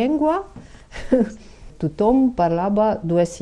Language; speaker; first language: Catalan; non-native, fluent; Ukrainian